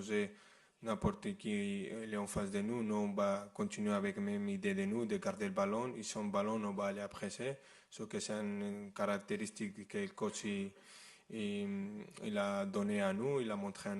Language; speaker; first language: French; non-native, fluent; Spanish